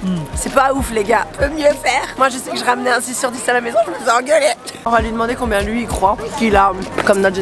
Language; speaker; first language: French; native; French